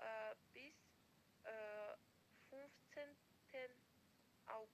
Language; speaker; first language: German; non-native, learner; Macedonian